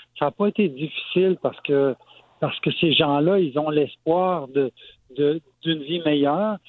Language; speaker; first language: French; native; French